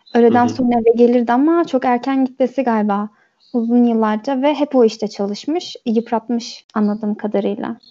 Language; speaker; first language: Turkish; early bilingual, heritage; Turkish